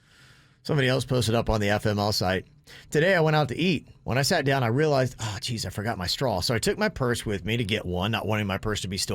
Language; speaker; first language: English; native; English